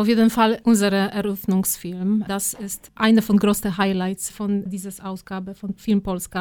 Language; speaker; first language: German; non-native, fluent; Polish